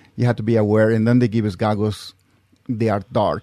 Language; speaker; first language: English; non-native, fluent; Spanish